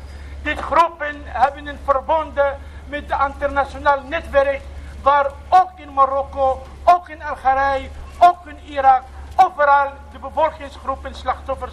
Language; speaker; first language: Dutch; non-native, learner; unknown